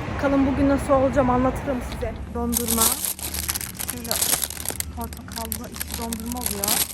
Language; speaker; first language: Turkish; early bilingual, heritage; Turkish